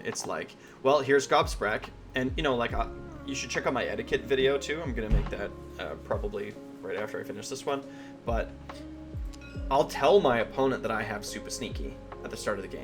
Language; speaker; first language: English; native; English